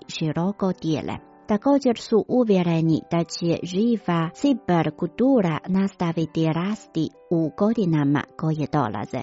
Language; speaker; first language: Croatian; non-native, fluent; Chinese